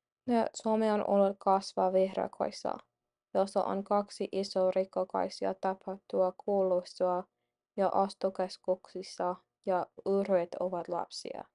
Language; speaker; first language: Finnish; non-native, learner; English